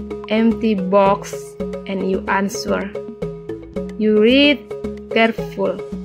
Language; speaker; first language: English; non-native, learner; Indonesian